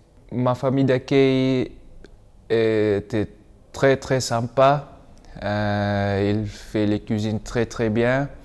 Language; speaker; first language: French; non-native, learner; Malay